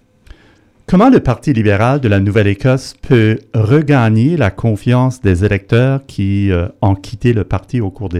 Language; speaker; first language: French; native; French